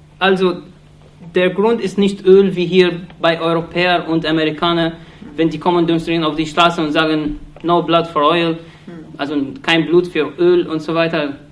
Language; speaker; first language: German; non-native, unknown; Arabic